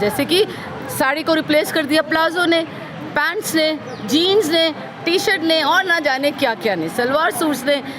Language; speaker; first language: Hindi; non-native, local second language; Bangla